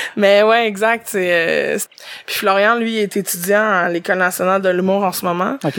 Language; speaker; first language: French; native; French